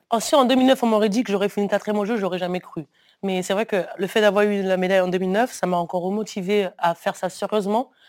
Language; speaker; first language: French; early bilingual, other home language; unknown